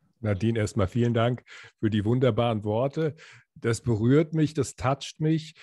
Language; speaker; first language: German; native; German